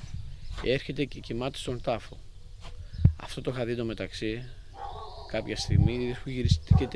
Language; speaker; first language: Greek; native; Greek